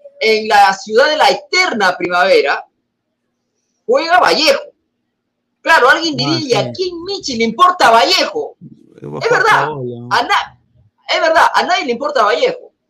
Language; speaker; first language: Spanish; native; Spanish